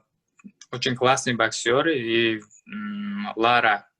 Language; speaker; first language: Russian; non-native, learner; Uzbek